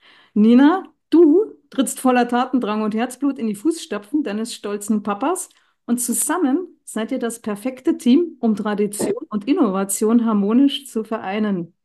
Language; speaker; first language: German; native; German